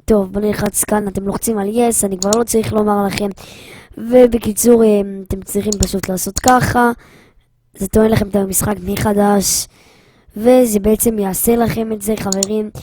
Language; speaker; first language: Hebrew; native; Hebrew